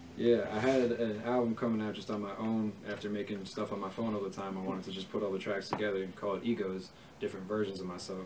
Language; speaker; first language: English; native; English